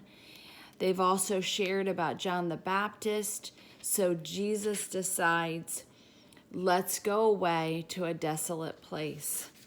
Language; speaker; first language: English; native; English